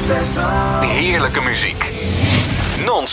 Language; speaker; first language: Dutch; native; Dutch